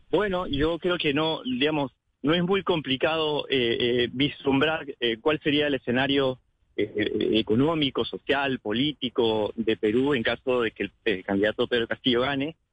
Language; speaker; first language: Spanish; native; Spanish